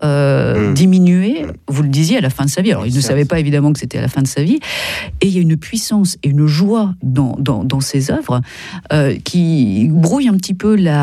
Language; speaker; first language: French; native; French